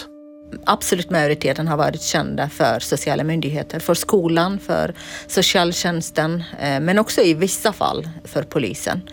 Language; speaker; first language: Swedish; non-native, fluent; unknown